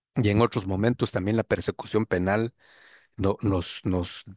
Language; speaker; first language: Spanish; non-native, local second language; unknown